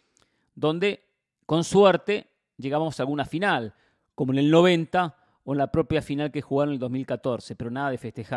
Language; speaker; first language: Spanish; native; Spanish